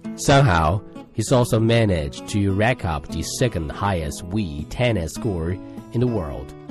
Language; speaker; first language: English; non-native, fluent; Chinese